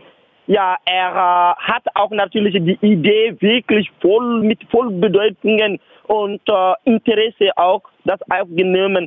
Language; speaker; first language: German; non-native, learner; Bambara